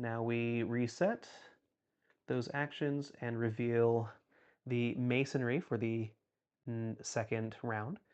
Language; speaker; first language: English; native; English